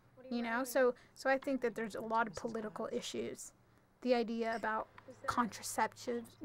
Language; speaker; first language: English; early bilingual, other home language; Spanish